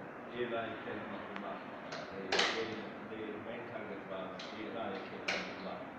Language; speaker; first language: English; non-native, fluent; Turkish